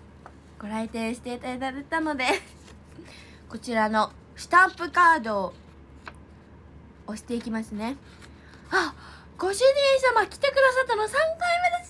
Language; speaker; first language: Japanese; native; Japanese